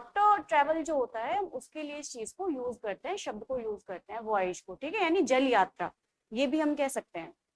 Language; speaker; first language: Hindi; native; Hindi